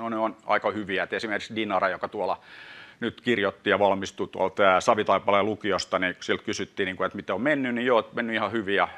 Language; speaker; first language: Finnish; non-native, local second language; Swedish